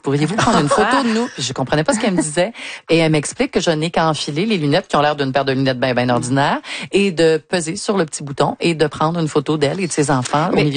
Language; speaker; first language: French; native; French